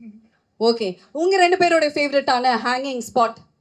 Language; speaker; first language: Tamil; native; Tamil